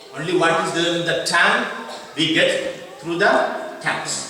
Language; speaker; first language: English; non-native, local second language; Malayalam